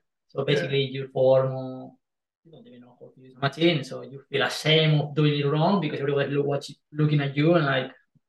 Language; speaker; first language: English; non-native, fluent; Spanish